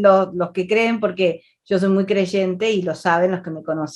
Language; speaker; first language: Spanish; native; Spanish